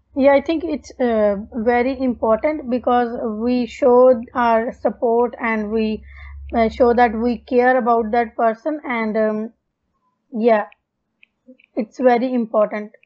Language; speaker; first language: English; non-native, local second language; Punjabi